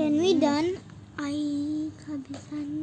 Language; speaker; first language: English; early bilingual, other home language; Indonesian